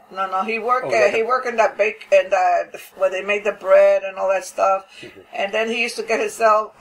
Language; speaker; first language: English; native; English